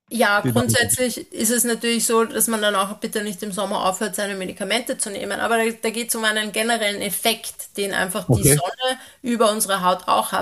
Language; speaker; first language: German; native; German